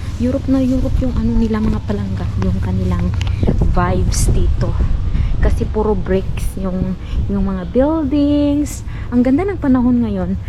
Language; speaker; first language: Filipino; non-native, local second language; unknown